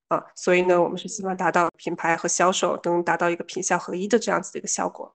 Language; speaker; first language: Chinese; early bilingual, heritage; Chinese